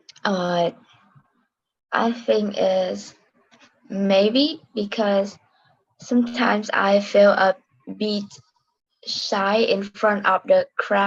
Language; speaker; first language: English; non-native, learner; Korean